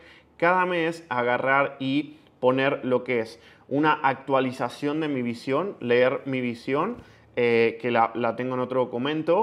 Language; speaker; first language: Spanish; native; Spanish